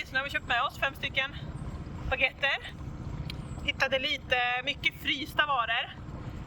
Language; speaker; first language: Swedish; native; Swedish